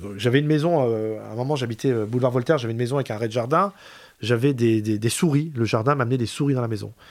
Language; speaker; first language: French; native; French